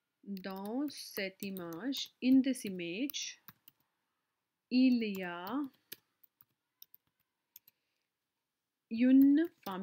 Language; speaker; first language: French; non-native, fluent; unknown